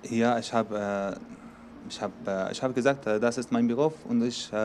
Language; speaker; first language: German; non-native, learner; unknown